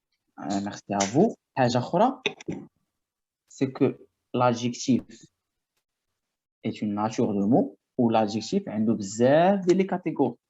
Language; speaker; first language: French; non-native, fluent; Arabic